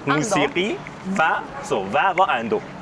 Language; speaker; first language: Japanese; non-native, fluent; Persian